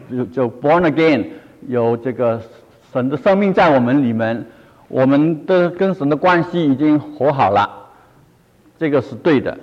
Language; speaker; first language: Chinese; non-native, local second language; Cantonese